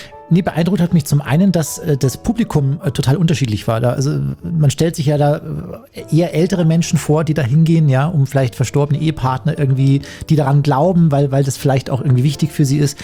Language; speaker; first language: German; native; German